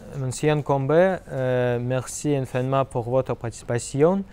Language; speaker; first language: French; non-native, learner; Russian